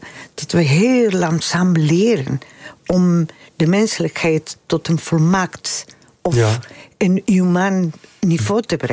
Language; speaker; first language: Dutch; non-native, fluent; Spanish